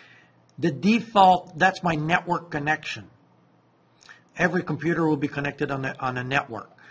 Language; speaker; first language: English; non-native, fluent; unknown